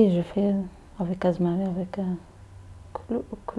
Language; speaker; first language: French; non-native, learner; Arabic